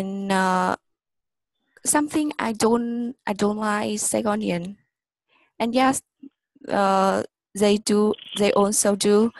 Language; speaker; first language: English; non-native, learner; Vietnamese